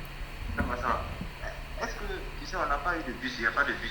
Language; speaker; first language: French; non-native, learner; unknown